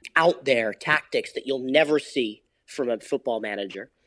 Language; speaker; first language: English; native; English